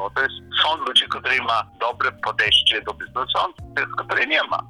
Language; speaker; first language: Polish; non-native, learner; English